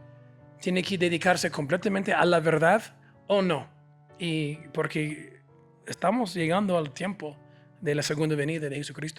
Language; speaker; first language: Spanish; non-native, fluent; English